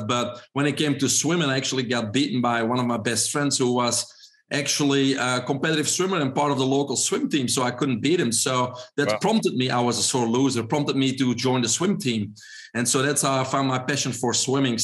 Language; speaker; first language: English; non-native, fluent; Dutch